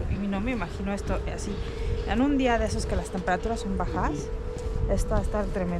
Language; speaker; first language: Spanish; native; Spanish